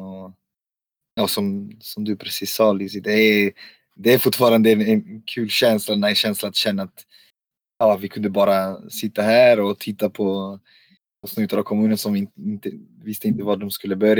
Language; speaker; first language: Swedish; non-native, fluent; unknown